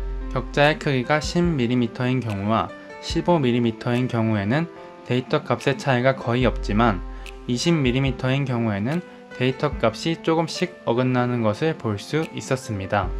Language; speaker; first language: Korean; native; Korean